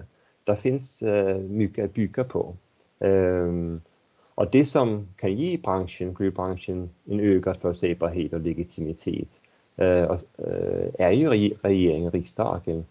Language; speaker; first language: Swedish; native; Swedish